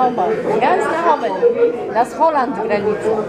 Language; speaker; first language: German; non-native, learner; Polish